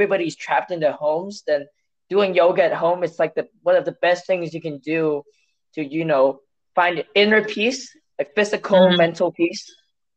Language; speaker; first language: English; non-native, local second language; Cantonese